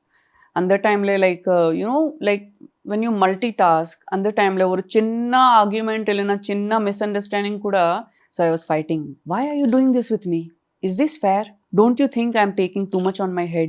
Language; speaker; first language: Tamil; non-native, fluent; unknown